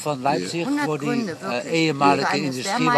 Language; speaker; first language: German; non-native, fluent; Dutch